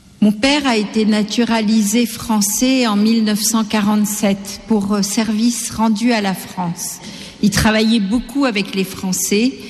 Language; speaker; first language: French; non-native, local second language; Gujarati